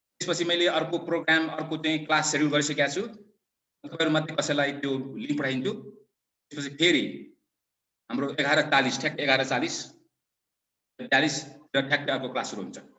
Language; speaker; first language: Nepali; non-native, local second language; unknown